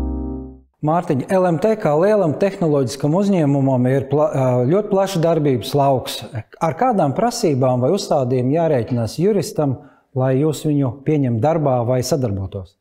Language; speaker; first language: Latvian; native; Latvian